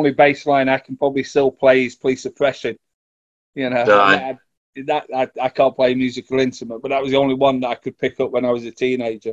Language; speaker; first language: English; native; English